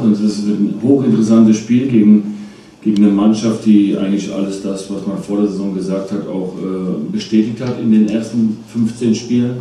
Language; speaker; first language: German; native; German